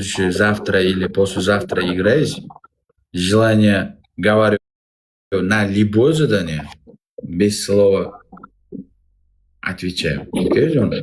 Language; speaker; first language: Russian; non-native, local second language; Uzbek